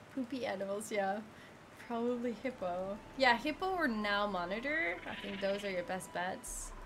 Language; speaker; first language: English; non-native, fluent; Dutch